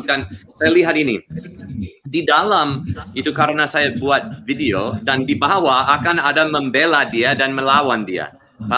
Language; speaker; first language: Indonesian; non-native, learner; English